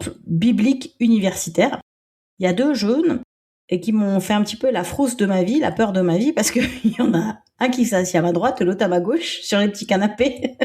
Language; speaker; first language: French; native; French